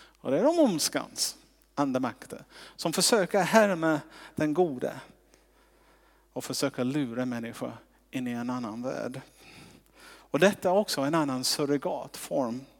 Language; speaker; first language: Swedish; non-native, fluent; English